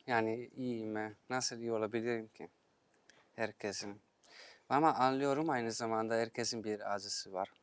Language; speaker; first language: Turkish; non-native, fluent; Italian